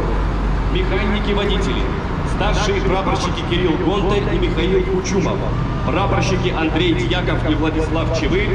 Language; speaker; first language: Russian; native; Russian